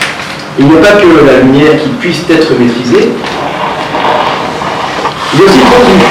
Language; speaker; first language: French; native; French